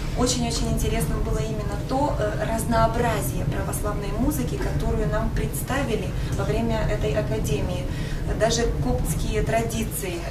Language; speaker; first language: Russian; non-native, fluent; Dutch